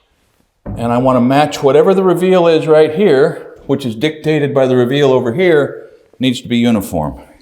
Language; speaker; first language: English; native; English